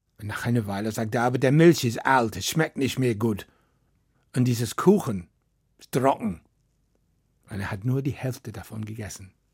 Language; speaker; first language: German; non-native, fluent; English